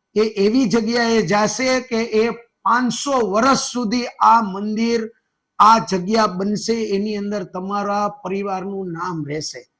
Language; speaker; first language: Gujarati; native; Gujarati